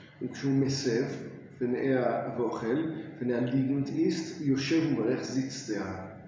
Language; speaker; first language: German; non-native, fluent; English